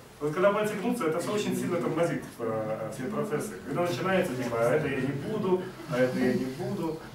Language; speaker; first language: Russian; native; Russian